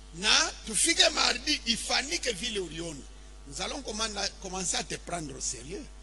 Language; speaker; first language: French; non-native, local second language; Swahili